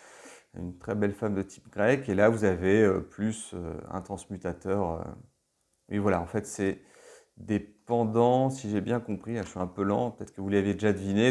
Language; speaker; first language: French; native; French